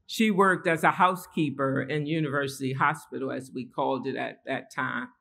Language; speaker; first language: English; native; English